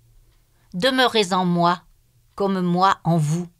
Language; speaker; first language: French; native; French